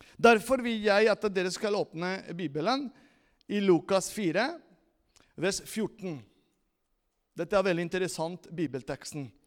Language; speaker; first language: Norwegian; non-native, fluent; Spanish